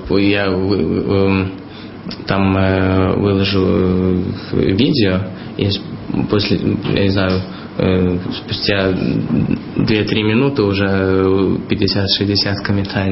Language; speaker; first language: Russian; early bilingual, heritage; Russian